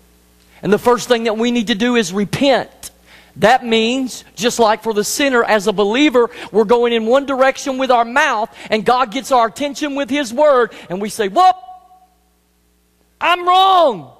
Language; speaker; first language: English; native; English